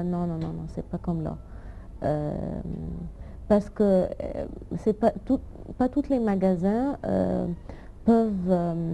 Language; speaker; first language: French; non-native, fluent; Arabic